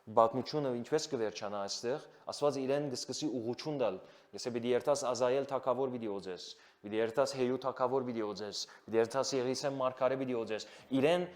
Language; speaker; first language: Armenian; early bilingual, heritage; Armenian